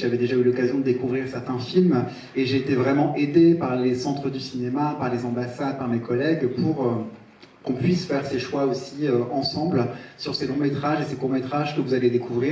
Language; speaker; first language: French; native; French